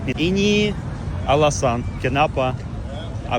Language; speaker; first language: Indonesian; non-native, learner; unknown